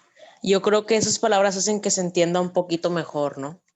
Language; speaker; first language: Spanish; native; Spanish